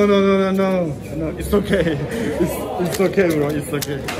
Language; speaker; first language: English; non-native, learner; Turkish